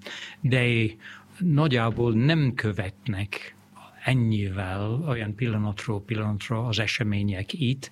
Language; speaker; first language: Hungarian; non-native, fluent; English